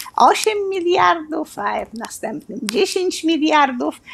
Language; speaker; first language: Polish; native; Polish